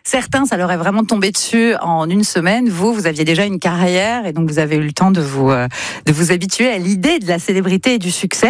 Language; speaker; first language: French; native; French